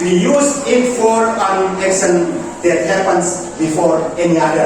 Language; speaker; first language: English; non-native, learner; Indonesian